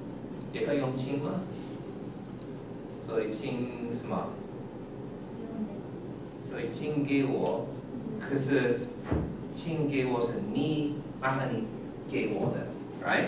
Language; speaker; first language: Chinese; non-native, learner; English